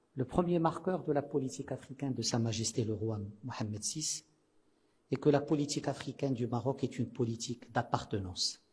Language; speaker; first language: French; non-native, local second language; Arabic